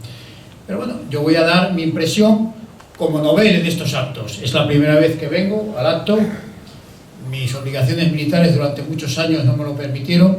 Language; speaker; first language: Spanish; native; Spanish